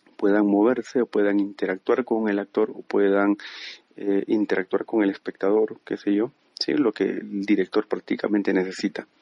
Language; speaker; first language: Spanish; native; Spanish